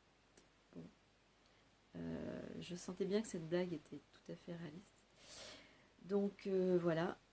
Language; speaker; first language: French; native; French